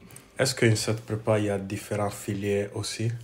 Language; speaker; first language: French; non-native, fluent; English